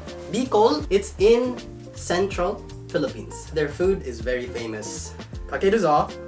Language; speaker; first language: English; non-native, local second language; Filipino